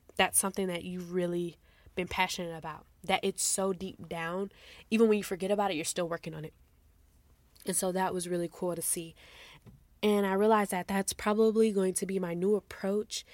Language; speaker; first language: English; native; English